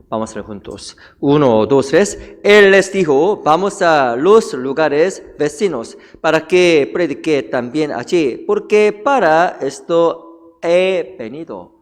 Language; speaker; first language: Spanish; non-native, fluent; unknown